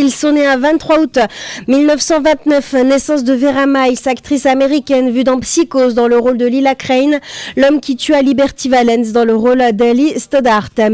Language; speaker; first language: French; native; French